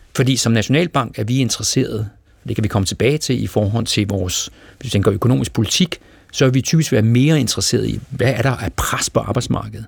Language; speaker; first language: Danish; native; Danish